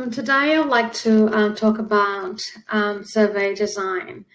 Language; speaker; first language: English; non-native, fluent; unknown